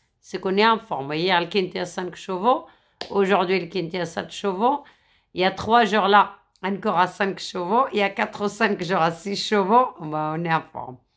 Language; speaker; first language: French; non-native, fluent; Arabic